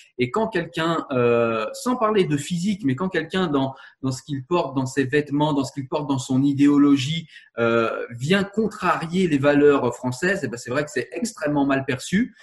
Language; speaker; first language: French; native; French